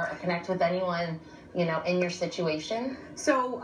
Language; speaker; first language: English; native; English